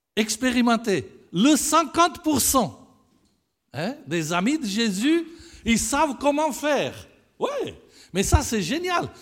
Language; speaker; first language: French; non-native, fluent; Italian